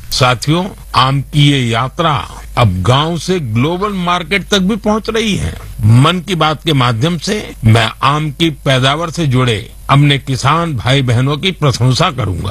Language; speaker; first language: Hindi; non-native, local second language; Gujarati